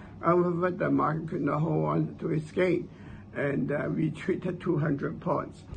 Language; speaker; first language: English; non-native, local second language; Cantonese